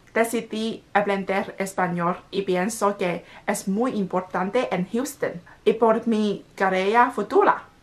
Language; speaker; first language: Spanish; non-native, learner; English